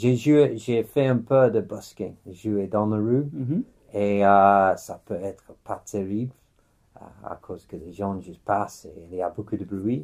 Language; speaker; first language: French; non-native, fluent; English